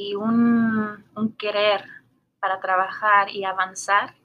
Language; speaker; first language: Spanish; early bilingual, heritage; Spanish